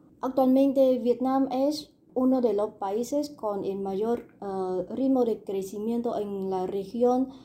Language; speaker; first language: Spanish; non-native, fluent; Vietnamese